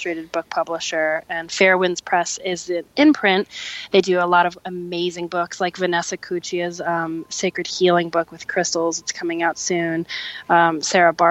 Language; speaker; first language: English; native; English